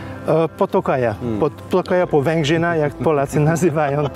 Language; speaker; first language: Polish; non-native, fluent; Hungarian